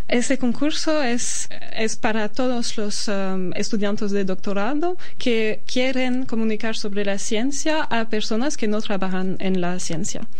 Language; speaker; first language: Spanish; non-native, fluent; Albanian